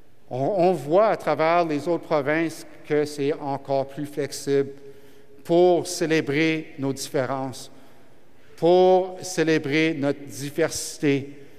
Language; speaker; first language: French; early bilingual, heritage; French